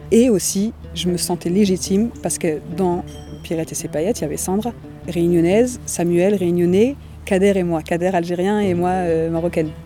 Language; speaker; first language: French; native; French